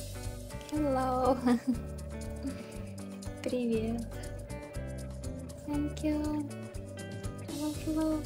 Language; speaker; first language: English; non-native, learner; Ukrainian